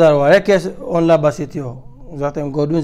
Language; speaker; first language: Turkish; non-native, learner; French